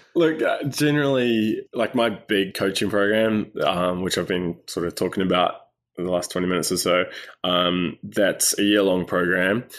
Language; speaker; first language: English; native; English